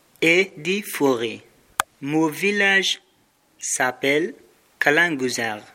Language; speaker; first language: French; non-native, learner; Persian